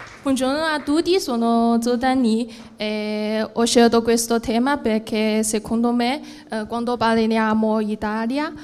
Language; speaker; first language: Italian; non-native, learner; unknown